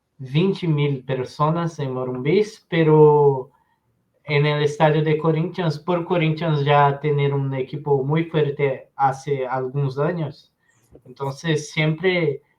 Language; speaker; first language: Spanish; non-native, learner; Portuguese